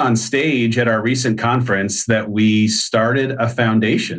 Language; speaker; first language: English; native; English